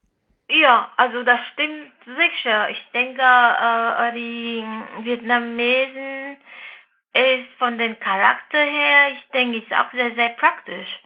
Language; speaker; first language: German; non-native, fluent; Vietnamese